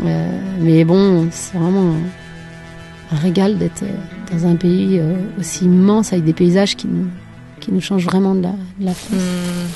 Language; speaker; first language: French; native; French